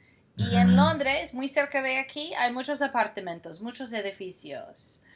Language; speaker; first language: Spanish; non-native, fluent; English